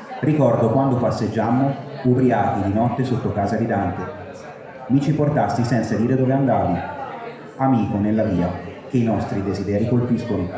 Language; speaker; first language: Italian; native; Italian